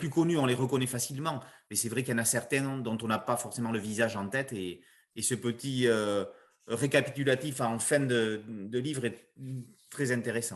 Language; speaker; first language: French; native; French